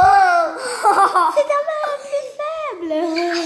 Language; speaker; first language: French; native; French